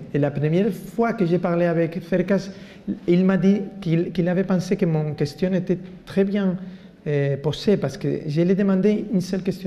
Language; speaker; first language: French; non-native, fluent; Spanish